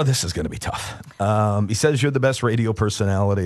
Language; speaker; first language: English; native; English